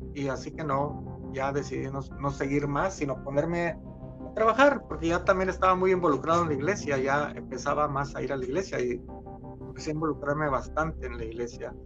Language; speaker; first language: Spanish; native; Spanish